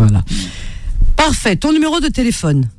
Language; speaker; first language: French; native; French